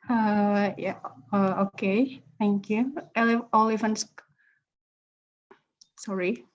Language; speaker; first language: English; non-native, learner; Indonesian